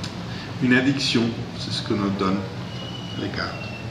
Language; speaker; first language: French; non-native, fluent; English